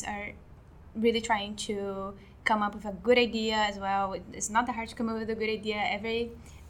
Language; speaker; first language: English; non-native, fluent; Portuguese